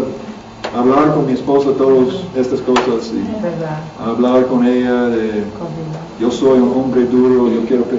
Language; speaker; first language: Spanish; non-native, learner; English